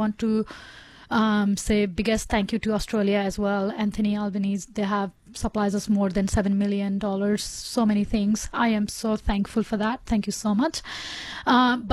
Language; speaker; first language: English; non-native, local second language; Nepali